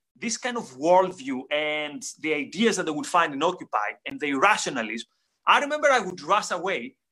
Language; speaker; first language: English; non-native, fluent; Greek